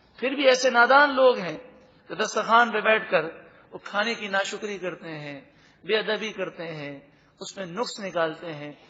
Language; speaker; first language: Urdu; native; Urdu